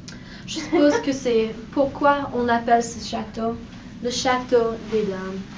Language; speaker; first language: French; non-native, learner; English